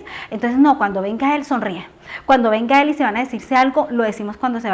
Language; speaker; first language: Spanish; native; Spanish